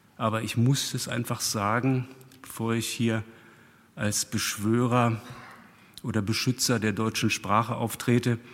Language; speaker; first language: German; early bilingual, other home language; Russian